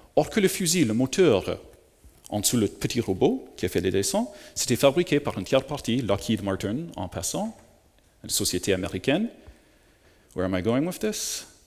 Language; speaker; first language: French; native; French